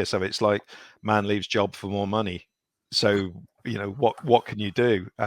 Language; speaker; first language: English; native; English